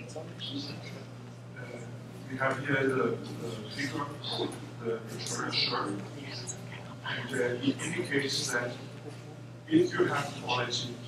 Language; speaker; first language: English; non-native, fluent; Danish